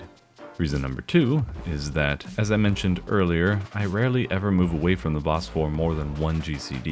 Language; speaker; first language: English; native; English